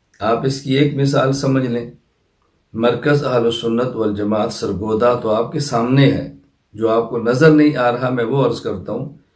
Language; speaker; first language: Urdu; non-native, local second language; Punjabi